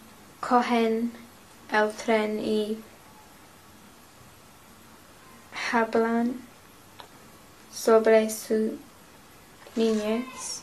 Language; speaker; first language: Spanish; non-native, learner; English